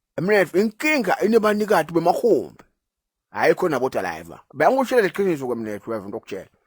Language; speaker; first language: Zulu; non-native, local second language; Swati